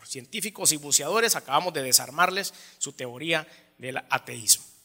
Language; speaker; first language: Spanish; native; Spanish